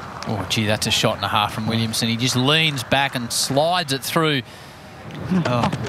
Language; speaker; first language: English; native; English